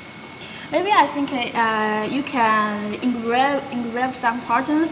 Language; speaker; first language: English; non-native, learner; Chinese